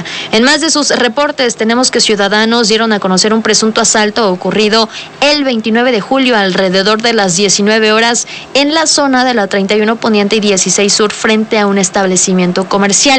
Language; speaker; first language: Spanish; native; Spanish